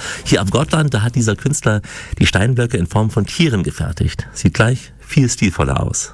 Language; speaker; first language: German; native; German